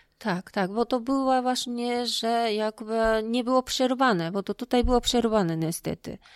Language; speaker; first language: Polish; non-native, fluent; Japanese